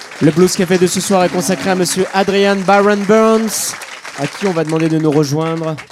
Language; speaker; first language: French; native; French